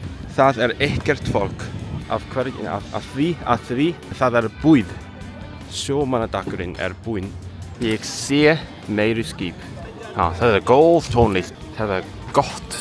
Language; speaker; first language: Icelandic; non-native, learner; Cantonese